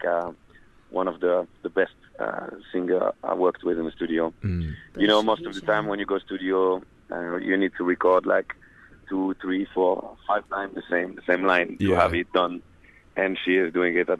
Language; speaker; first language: English; non-native, fluent; French